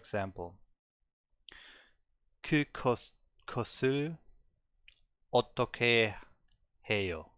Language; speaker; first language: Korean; non-native, learner; German